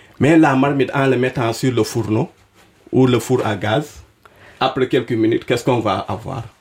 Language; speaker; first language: French; non-native, local second language; Wolof